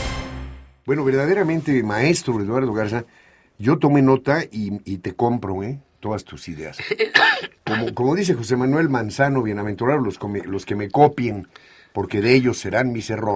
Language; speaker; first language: Spanish; native; Spanish